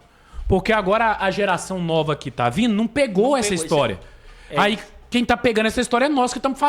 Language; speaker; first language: Portuguese; native; Portuguese